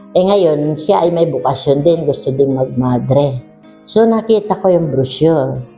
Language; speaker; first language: Filipino; non-native, local second language; Bikol